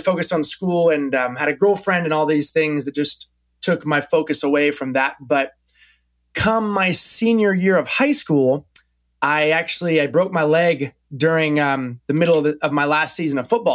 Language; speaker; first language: English; native; English